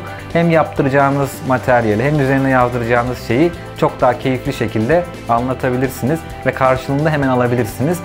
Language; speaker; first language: Turkish; native; Turkish